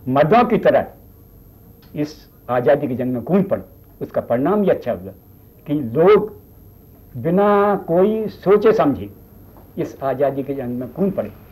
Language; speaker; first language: Hindi; native; Hindi